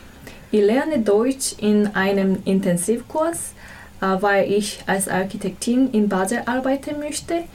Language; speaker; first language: German; non-native, learner; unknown